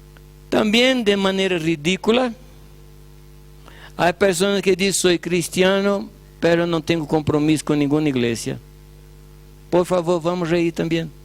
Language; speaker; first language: Spanish; non-native, fluent; Portuguese